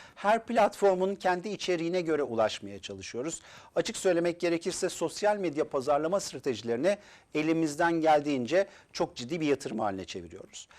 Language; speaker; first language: Turkish; native; Turkish